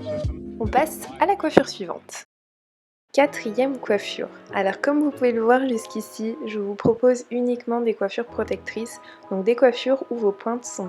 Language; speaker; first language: French; native; French